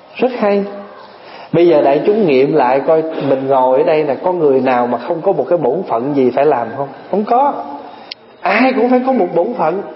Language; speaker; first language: Vietnamese; early bilingual, other home language; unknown